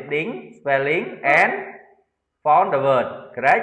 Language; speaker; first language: English; non-native, learner; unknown